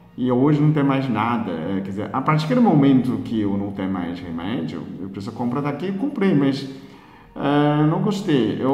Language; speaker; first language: Portuguese; non-native, fluent; Chinese